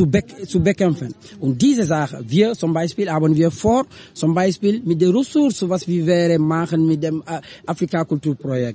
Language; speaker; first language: German; non-native, learner; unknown